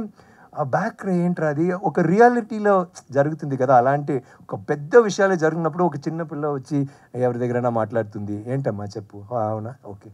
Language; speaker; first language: Telugu; non-native, learner; Tamil